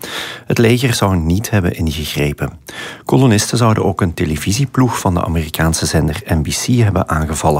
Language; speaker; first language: Dutch; native; Dutch